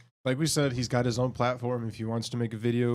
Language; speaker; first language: English; native; English